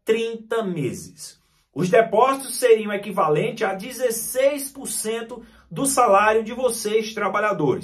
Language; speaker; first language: Portuguese; native; Portuguese